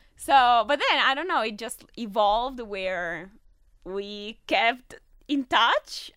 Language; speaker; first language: English; non-native, fluent; Italian